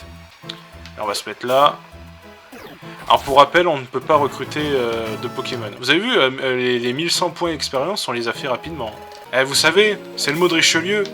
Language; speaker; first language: French; native; French